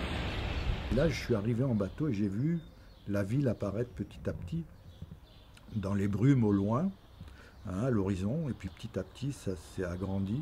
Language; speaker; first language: French; native; French